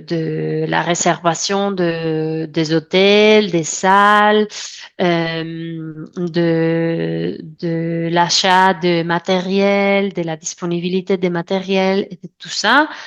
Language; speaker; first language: French; non-native, fluent; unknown